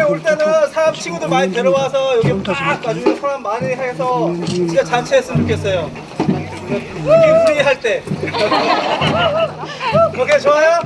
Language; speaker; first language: Korean; non-native, fluent; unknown